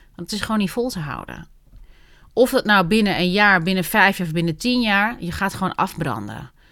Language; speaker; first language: Dutch; native; Dutch